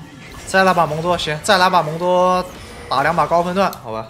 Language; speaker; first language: Chinese; native; Chinese